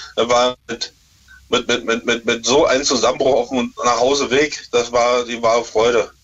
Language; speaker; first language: German; native; German